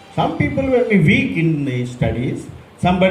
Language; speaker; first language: English; non-native, local second language; Telugu